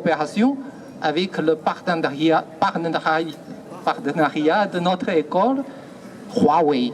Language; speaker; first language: French; non-native, fluent; Chinese